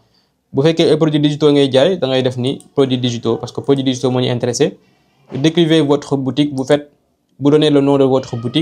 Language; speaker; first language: French; non-native, local second language; Wolof